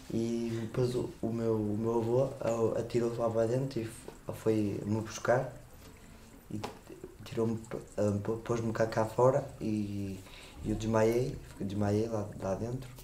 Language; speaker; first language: Portuguese; early bilingual, heritage; Portuguese